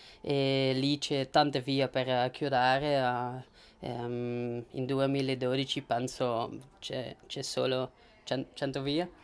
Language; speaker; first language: Italian; non-native, learner; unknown